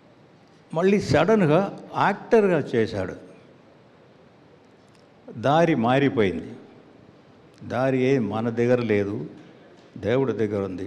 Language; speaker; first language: Telugu; non-native, learner; Tamil